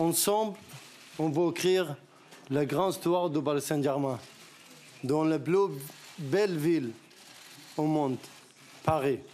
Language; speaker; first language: French; non-native, learner; Arabic